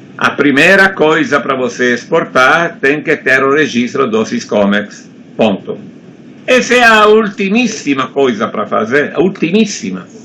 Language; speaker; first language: Portuguese; non-native, fluent; Italian